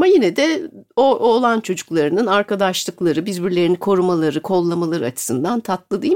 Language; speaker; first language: Turkish; native; Turkish